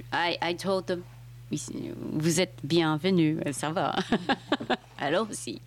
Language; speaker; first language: French; non-native, fluent; English